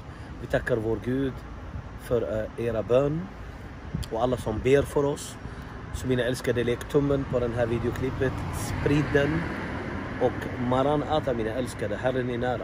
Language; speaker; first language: Swedish; non-native, fluent; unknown